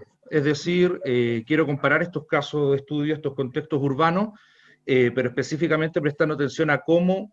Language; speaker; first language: Spanish; native; Spanish